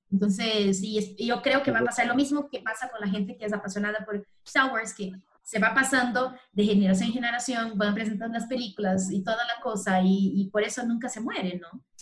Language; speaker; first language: Spanish; non-native, fluent; Portuguese